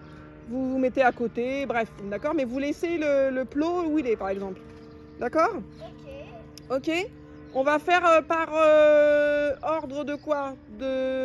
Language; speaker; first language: French; native; French